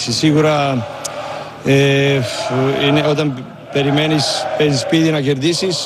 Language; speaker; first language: Greek; non-native, learner; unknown